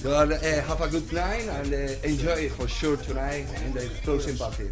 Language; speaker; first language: English; non-native, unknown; Spanish